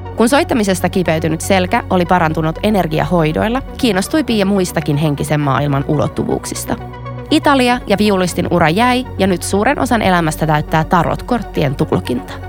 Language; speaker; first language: Finnish; native; Finnish